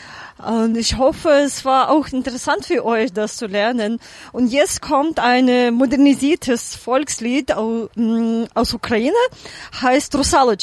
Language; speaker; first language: German; non-native, fluent; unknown